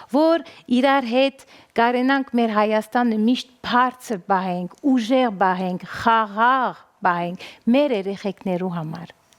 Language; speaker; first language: Armenian; early bilingual, heritage; Armenian